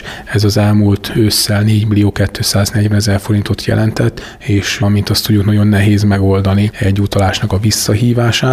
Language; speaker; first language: Hungarian; native; Hungarian